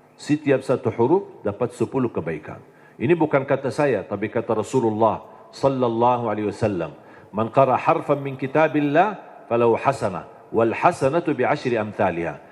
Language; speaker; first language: Indonesian; non-native, fluent; Arabic